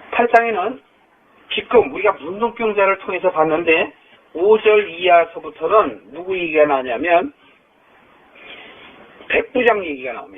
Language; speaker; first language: Korean; native; Korean